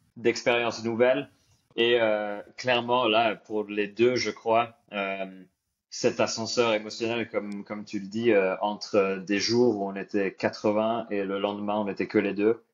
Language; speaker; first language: French; native; French